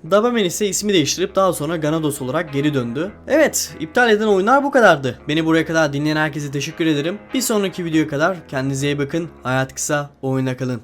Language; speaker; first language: Turkish; native; Turkish